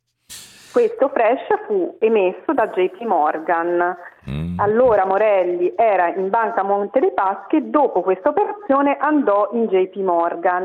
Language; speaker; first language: Italian; native; Italian